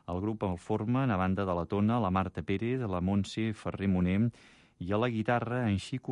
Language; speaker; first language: Catalan; native; Catalan